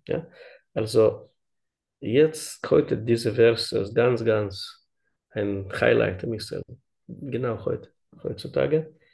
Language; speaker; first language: German; non-native, learner; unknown